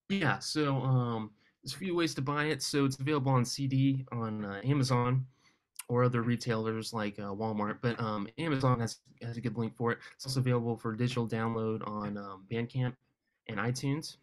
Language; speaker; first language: English; native; English